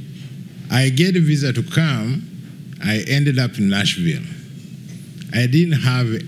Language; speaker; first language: English; non-native, local second language; Kinyarwanda